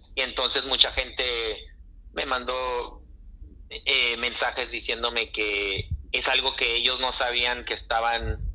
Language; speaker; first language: Spanish; early bilingual, heritage; Spanish